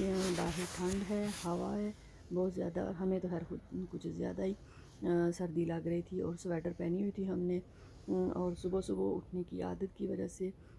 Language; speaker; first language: Urdu; native; Urdu